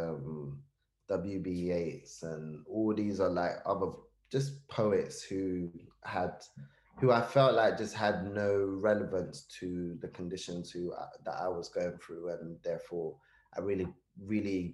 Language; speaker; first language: English; early bilingual, other home language; Hausa